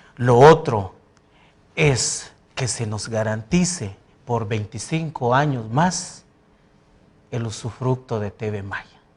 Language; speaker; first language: Spanish; non-native, local second language; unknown